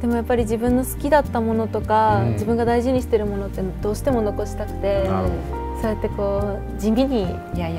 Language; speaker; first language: Japanese; native; Japanese